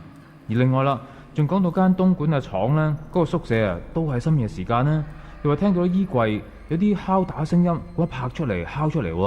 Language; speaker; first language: Cantonese; native; Cantonese